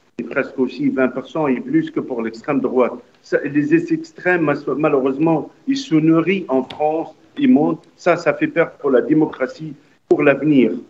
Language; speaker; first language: French; non-native, local second language; Arabic